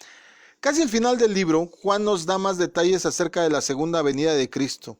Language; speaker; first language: Spanish; native; Spanish